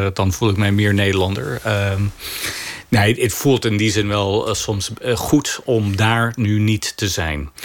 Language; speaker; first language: Dutch; non-native, fluent; English